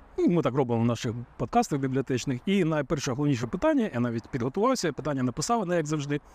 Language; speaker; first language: Ukrainian; native; Ukrainian